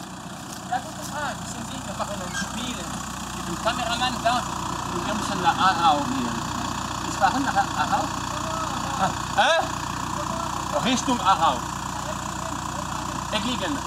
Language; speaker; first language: German; non-native, local second language; French